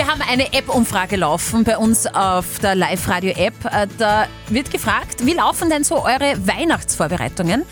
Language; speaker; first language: German; native; German